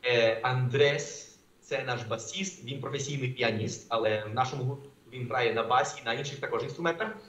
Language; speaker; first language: Ukrainian; non-native, fluent; Spanish